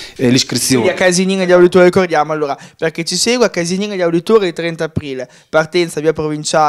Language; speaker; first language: Italian; native; Italian